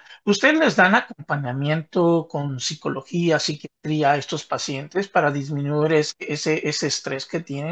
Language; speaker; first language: Spanish; native; Spanish